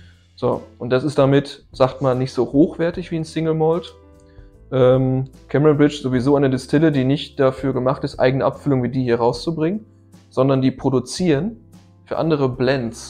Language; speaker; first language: German; native; German